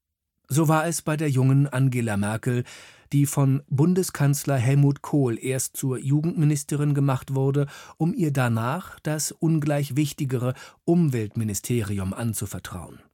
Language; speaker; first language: German; native; German